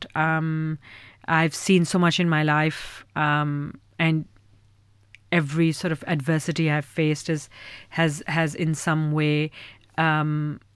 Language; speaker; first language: English; non-native, local second language; Urdu